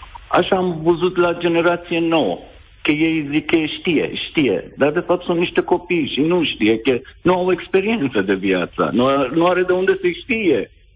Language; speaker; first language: Romanian; non-native, fluent; Persian